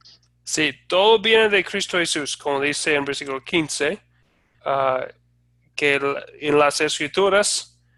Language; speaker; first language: Spanish; non-native, fluent; English